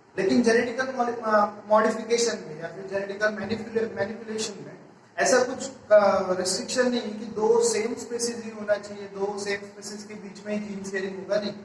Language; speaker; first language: Hindi; non-native, local second language; Marathi